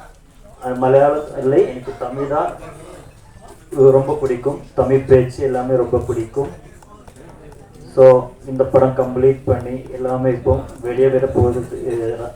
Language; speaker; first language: Tamil; non-native, learner; Malayalam